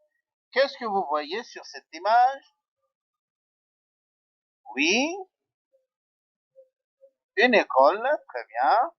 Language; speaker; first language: French; non-native, local second language; Arabic